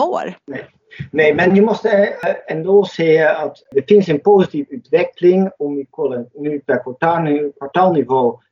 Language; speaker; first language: Swedish; non-native, fluent; Dutch